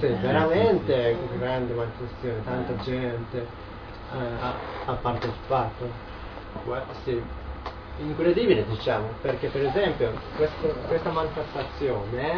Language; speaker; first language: Italian; non-native, learner; Japanese